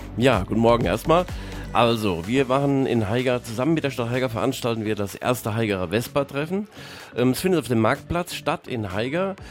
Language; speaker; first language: German; native; German